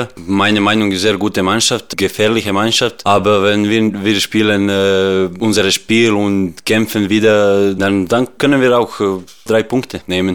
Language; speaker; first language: German; non-native, fluent; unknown